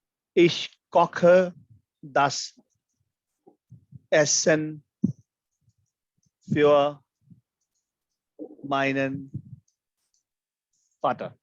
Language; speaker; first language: German; non-native, fluent; Hindi